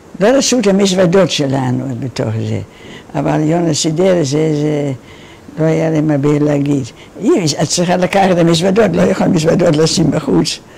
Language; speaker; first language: Hebrew; non-native, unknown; Dutch